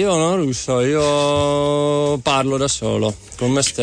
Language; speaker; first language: Italian; non-native, fluent; Czech